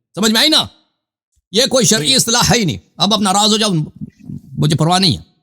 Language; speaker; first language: Urdu; native; Urdu